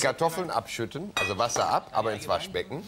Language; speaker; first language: German; native; German